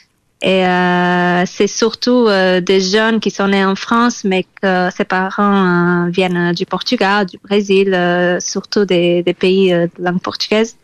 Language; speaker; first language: French; non-native, fluent; Portuguese